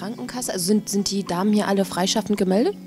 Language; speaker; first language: German; native; German